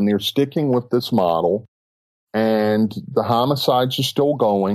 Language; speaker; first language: English; native; English